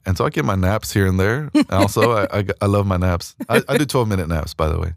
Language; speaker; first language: English; early bilingual, other home language; Spanish